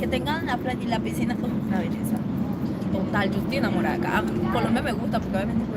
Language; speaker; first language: Spanish; native; Spanish